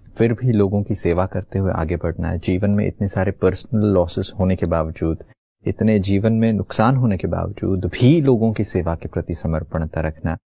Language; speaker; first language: Hindi; native; Hindi